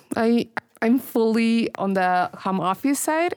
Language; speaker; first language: English; non-native, fluent; Spanish